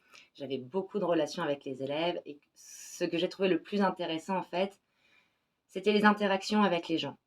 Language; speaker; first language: French; native; French